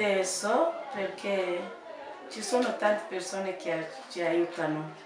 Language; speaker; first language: Italian; non-native, learner; French